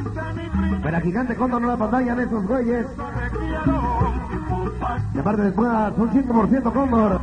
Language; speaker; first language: Spanish; native; Spanish